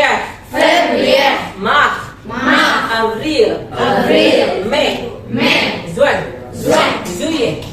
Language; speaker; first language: French; non-native, fluent; Indonesian